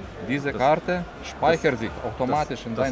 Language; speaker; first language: German; non-native, fluent; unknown